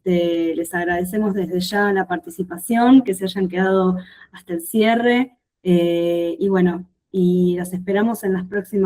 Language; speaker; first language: Spanish; native; Spanish